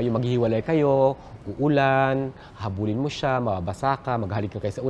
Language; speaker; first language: Filipino; native; Filipino